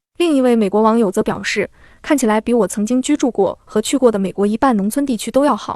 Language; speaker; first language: Chinese; native; Chinese